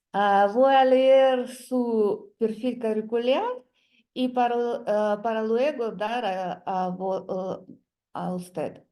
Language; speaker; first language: Spanish; non-native, learner; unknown